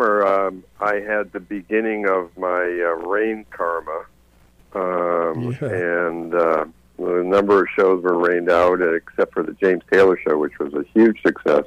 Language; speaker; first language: English; native; English